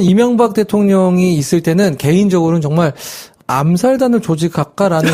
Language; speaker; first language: Korean; native; Korean